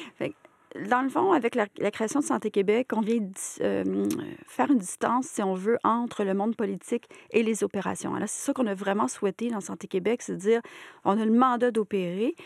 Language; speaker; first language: French; native; French